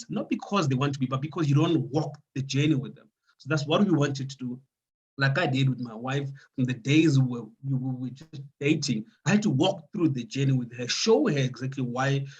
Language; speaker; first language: English; non-native, local second language; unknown